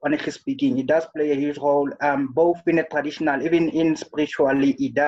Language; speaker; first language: English; non-native, local second language; Southern Sotho